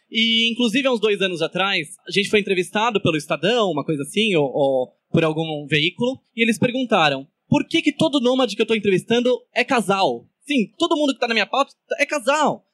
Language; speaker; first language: Portuguese; native; Portuguese